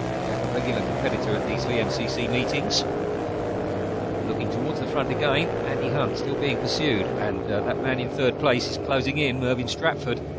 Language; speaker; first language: English; native; English